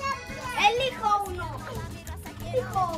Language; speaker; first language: Spanish; native; Spanish